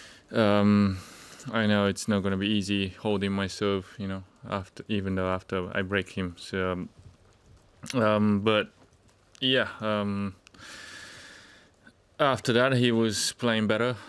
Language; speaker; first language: English; non-native, fluent; Japanese